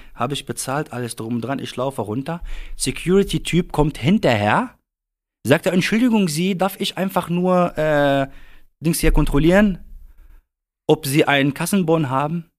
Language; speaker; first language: German; non-native, fluent; Arabic